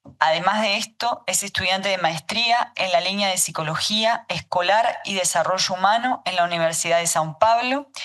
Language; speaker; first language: Spanish; native; Spanish